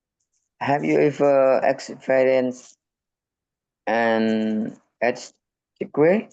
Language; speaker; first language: English; non-native, learner; Indonesian